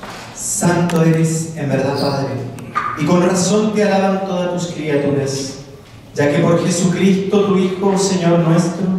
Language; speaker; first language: Spanish; native; Spanish